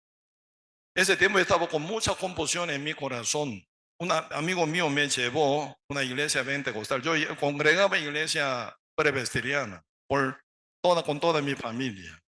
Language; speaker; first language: Spanish; non-native, learner; Korean